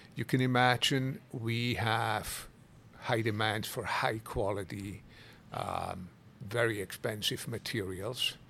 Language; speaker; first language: English; non-native, fluent; Swiss German